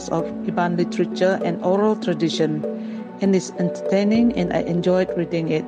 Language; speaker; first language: English; non-native, local second language; Iban